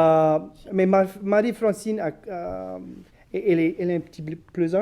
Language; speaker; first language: French; non-native, local second language; English